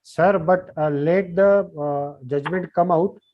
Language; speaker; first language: English; non-native, local second language; Marathi